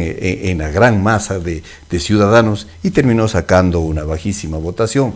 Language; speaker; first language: Spanish; native; Spanish